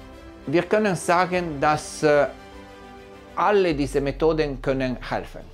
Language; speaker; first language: German; non-native, learner; Italian